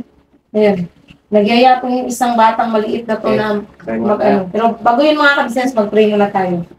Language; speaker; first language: Filipino; non-native, local second language; Hiligaynon